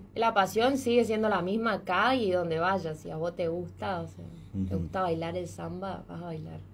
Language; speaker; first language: Spanish; native; Spanish